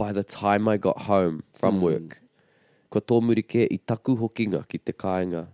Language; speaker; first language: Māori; non-native, local second language; English